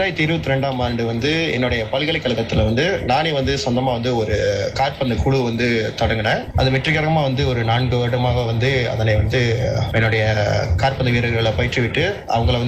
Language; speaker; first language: Tamil; early bilingual, heritage; Tamil